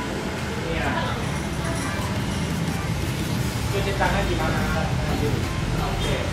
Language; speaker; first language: Indonesian; non-native, learner; Korean